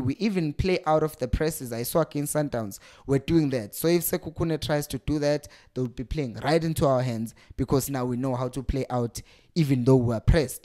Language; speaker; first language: English; non-native, local second language; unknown